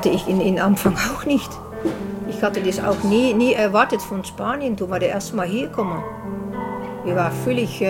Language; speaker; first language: German; non-native, learner; Dutch